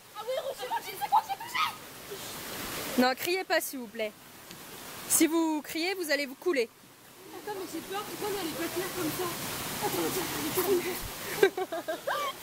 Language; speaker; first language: French; native; French